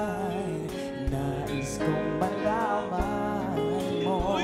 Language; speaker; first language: Filipino; non-native, local second language; Hiligaynon